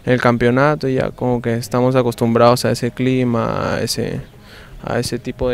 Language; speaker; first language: Spanish; native; Spanish